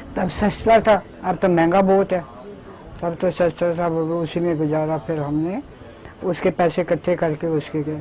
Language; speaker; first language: Hindi; early bilingual, other home language; Punjabi